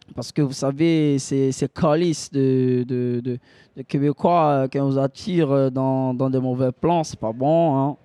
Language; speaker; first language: French; native; French